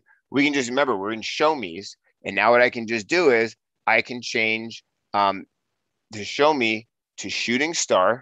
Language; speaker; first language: English; native; English